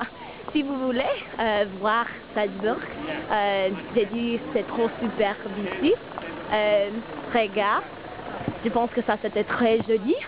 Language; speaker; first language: French; non-native, learner; English